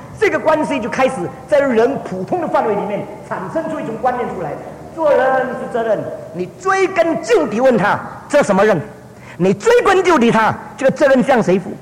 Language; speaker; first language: Chinese; early bilingual, heritage; Chinese